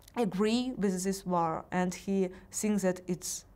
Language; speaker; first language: English; non-native, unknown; Russian